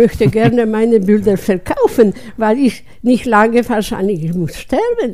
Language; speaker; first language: German; non-native, learner; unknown